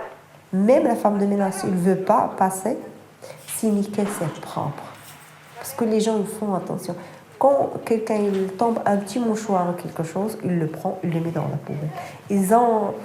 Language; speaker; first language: French; non-native, fluent; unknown